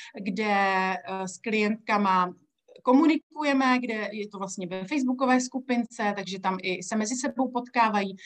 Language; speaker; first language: Czech; native; Czech